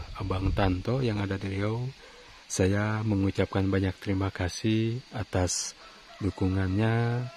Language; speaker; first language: Indonesian; non-native, local second language; Sundanese